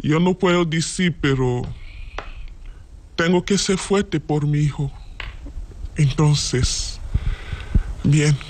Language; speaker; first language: Spanish; non-native, learner; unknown